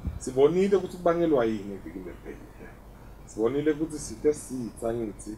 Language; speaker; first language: Zulu; non-native, local second language; Swati